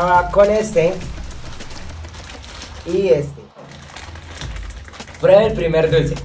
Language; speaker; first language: Spanish; native; Spanish